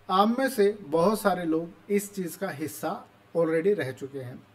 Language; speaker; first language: Hindi; native; Hindi